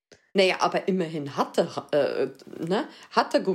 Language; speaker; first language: German; native; German